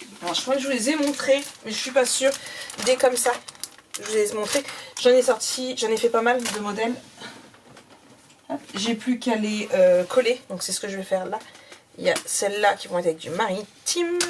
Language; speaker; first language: French; native; French